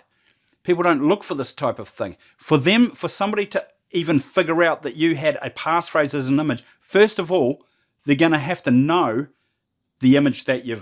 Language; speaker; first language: English; native; English